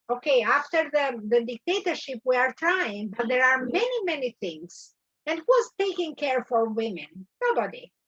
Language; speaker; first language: English; non-native, learner; Albanian